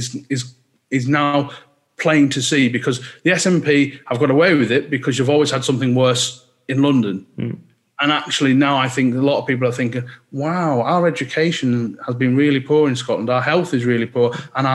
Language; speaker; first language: English; native; English